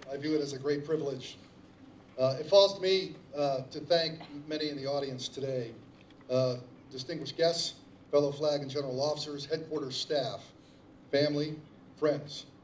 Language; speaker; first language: English; native; English